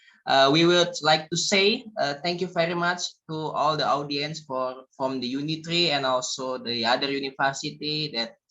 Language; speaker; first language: English; non-native, learner; Indonesian